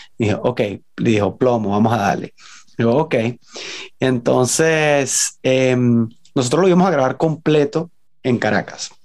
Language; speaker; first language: Spanish; native; Spanish